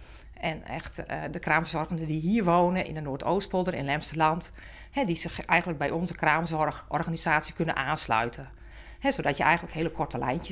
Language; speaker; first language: Dutch; native; Dutch